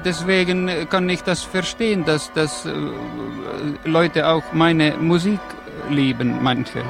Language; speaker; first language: German; non-native, fluent; Estonian